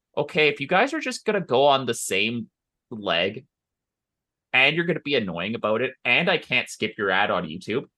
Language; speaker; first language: English; native; English